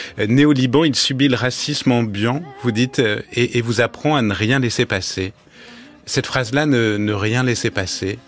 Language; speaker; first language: French; native; French